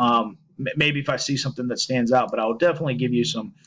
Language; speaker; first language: English; native; English